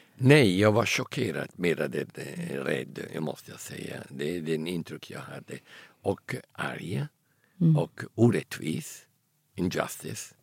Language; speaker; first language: Swedish; early bilingual, heritage; Italian